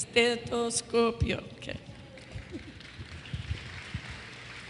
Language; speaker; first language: Spanish; non-native, fluent; English